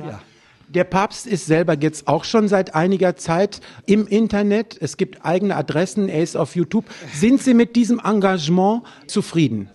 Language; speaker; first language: German; non-native, fluent; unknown